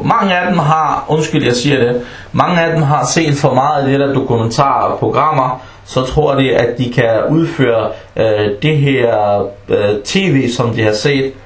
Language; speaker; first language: Danish; early bilingual, other home language; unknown